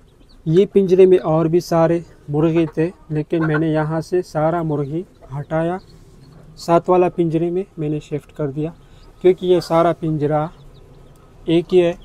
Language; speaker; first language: Hindi; non-native, fluent; Pashto